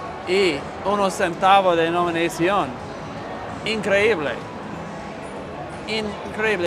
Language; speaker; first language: Spanish; non-native, learner; English